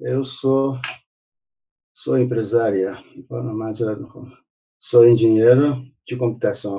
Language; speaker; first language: Portuguese; non-native, learner; Persian